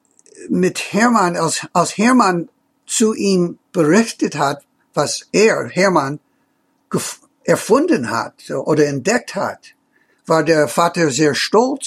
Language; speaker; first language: German; non-native, fluent; English